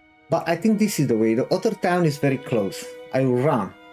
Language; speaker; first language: English; non-native, fluent; Romanian